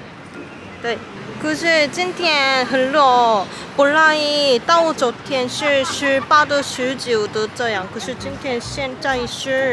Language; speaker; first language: Chinese; non-native, fluent; Korean